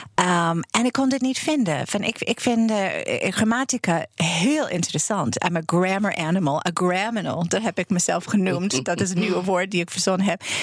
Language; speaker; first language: Dutch; non-native, fluent; English